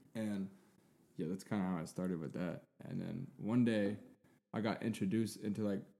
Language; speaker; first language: English; native; English